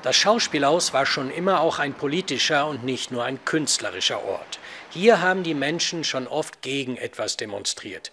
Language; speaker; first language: German; native; German